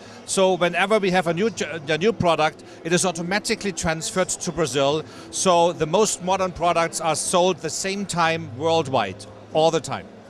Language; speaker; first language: English; non-native, fluent; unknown